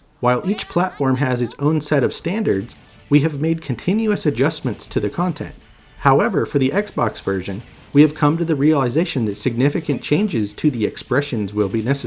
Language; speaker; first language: English; native; English